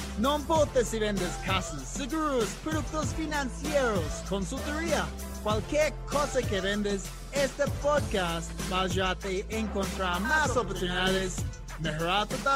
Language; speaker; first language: Spanish; non-native, fluent; English